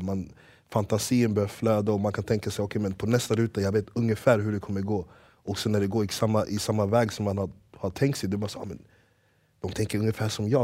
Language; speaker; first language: Swedish; early bilingual, other home language; English